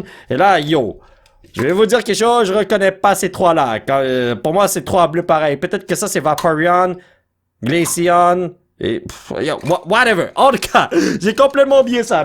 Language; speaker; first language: French; native; French